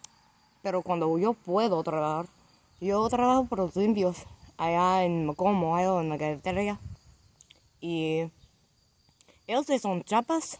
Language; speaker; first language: Spanish; non-native, learner; English